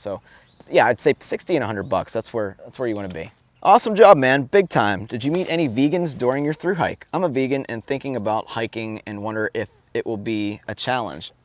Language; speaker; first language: English; native; English